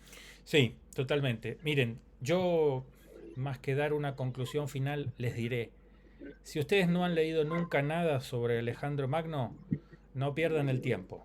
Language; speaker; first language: Spanish; native; Spanish